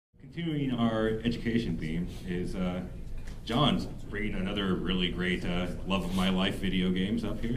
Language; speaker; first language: English; native; English